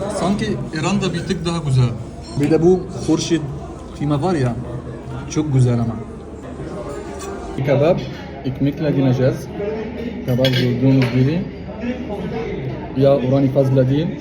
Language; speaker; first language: Turkish; non-native, learner; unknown